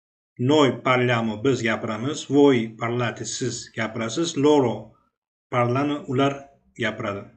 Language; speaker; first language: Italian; non-native, fluent; Uzbek